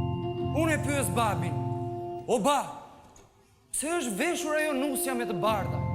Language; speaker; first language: Albanian; native; Albanian